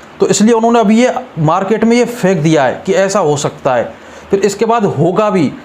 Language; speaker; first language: Hindi; native; Hindi